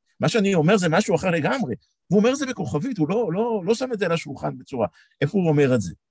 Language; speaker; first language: Hebrew; native; Hebrew